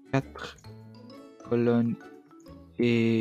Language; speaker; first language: French; non-native, learner; Mongolian